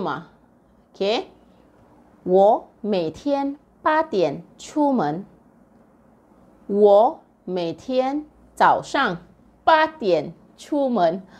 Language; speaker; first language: Chinese; non-native, local second language; Malay